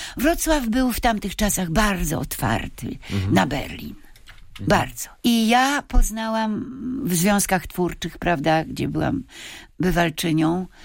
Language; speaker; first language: Polish; native; Polish